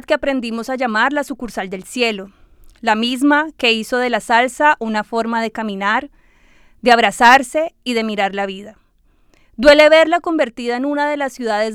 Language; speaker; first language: Spanish; native; Spanish